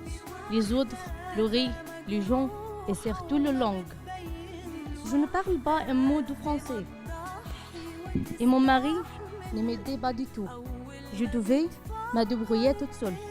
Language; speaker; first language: French; non-native, learner; Arabic